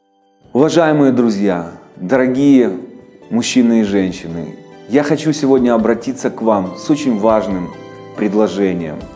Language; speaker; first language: Russian; native; Russian